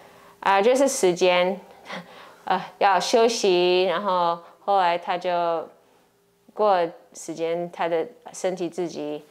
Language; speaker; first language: Chinese; early bilingual, heritage; English